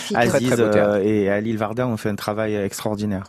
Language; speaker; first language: French; native; French